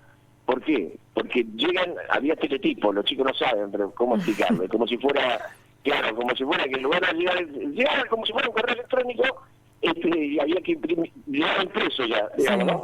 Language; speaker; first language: Spanish; native; Spanish